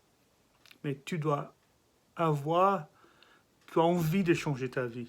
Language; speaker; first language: French; non-native, learner; English